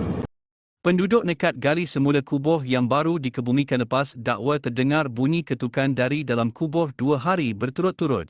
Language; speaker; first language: Malay; native; Malay